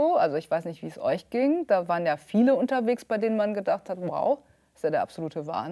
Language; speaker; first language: German; native; German